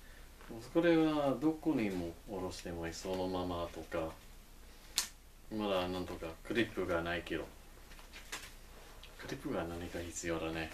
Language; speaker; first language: Japanese; non-native, learner; English